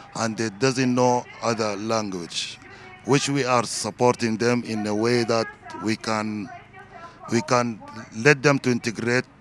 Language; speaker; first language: English; non-native, learner; Arabic